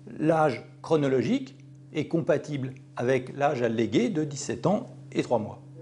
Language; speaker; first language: French; native; French